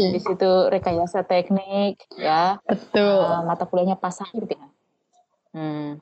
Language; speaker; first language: Indonesian; non-native, local second language; Tetum